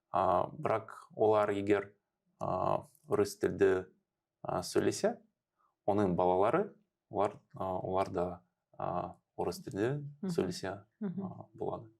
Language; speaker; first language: Kazakh; non-native, learner; Russian